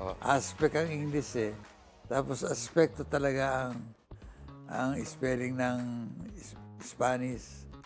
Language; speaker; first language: Filipino; native; Filipino